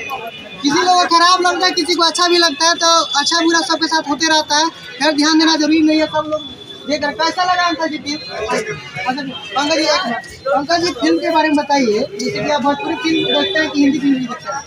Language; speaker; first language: Hindi; non-native, local second language; Bhojpuri